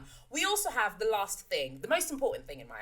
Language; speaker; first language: English; native; English